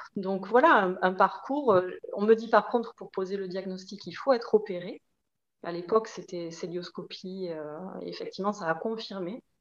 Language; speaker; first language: French; native; French